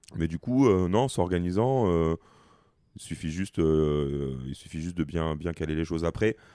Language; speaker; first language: French; native; French